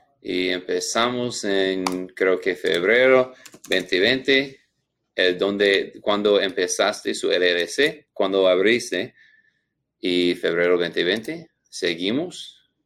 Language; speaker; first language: Spanish; non-native, learner; English